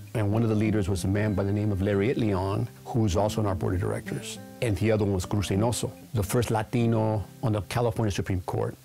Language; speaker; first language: English; native; English